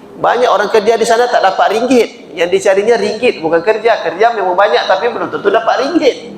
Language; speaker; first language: Malay; native; Malay